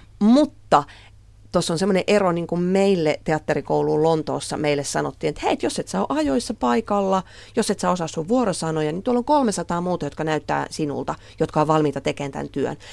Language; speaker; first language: Finnish; native; Finnish